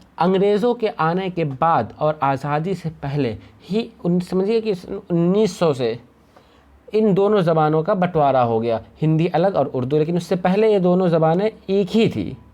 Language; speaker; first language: Urdu; native; Urdu